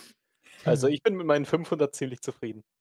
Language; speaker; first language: German; native; German